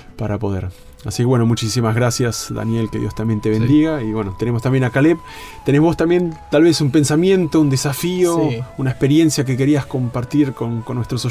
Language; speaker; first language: Spanish; native; Spanish